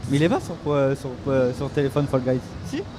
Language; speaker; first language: French; native; French